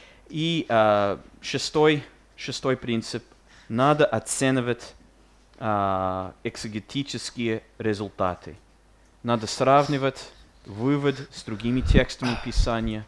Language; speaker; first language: Russian; non-native, fluent; English